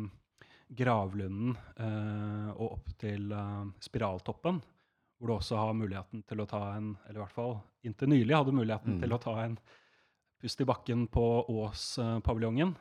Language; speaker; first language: Norwegian; native; Norwegian